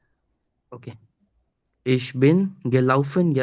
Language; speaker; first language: German; non-native, learner; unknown